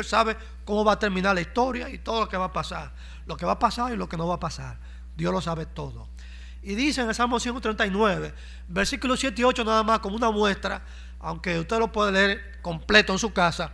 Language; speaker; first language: Spanish; native; Spanish